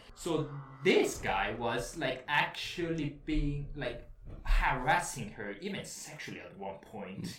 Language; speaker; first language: English; early bilingual, heritage; Spanish